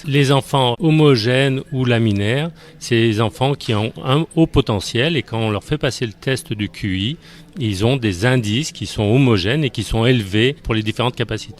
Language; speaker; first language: French; native; French